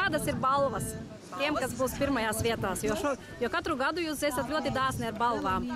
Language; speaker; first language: Latvian; native; Latvian